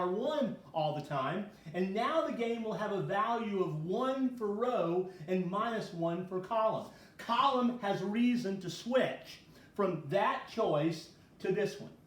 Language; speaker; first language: English; native; English